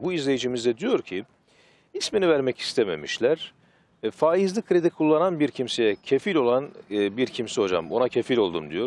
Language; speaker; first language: Turkish; native; Turkish